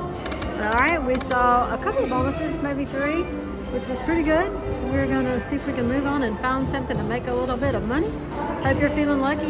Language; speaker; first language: English; native; English